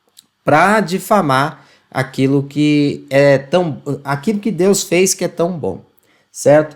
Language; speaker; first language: Portuguese; native; Portuguese